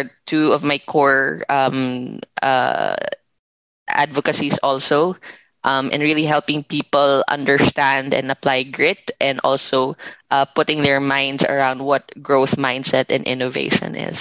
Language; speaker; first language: English; non-native, local second language; Filipino